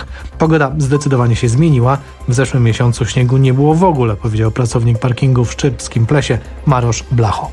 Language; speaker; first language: Polish; native; Polish